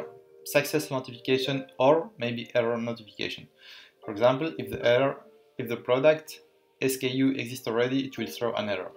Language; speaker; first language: English; non-native, fluent; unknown